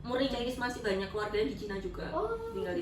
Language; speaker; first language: Indonesian; native; Indonesian